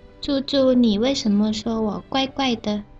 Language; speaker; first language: Chinese; early bilingual, heritage; Chinese